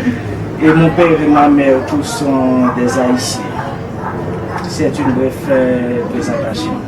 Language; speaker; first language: French; non-native, local second language; Haitian Creole